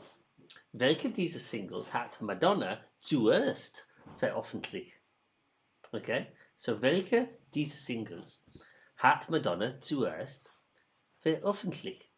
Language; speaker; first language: German; non-native, learner; English